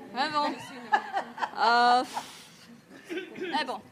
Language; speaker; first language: French; non-native, learner; Romanian